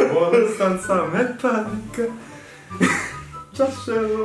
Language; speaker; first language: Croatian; early bilingual, heritage; Croatian